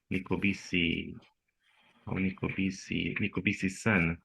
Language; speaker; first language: Swahili; non-native, learner; Spanish